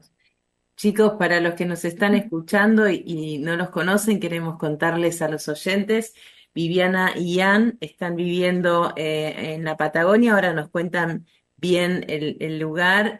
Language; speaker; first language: Spanish; native; Spanish